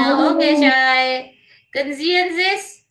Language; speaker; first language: English; non-native, learner; Indonesian